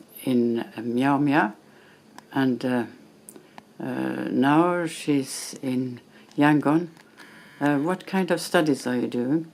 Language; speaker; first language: English; non-native, fluent; French